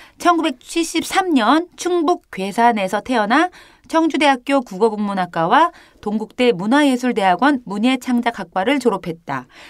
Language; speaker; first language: Korean; native; Korean